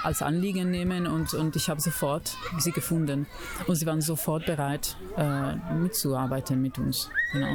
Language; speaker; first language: German; non-native, fluent; Italian